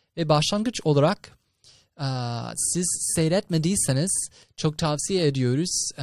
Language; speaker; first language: Turkish; non-native, fluent; English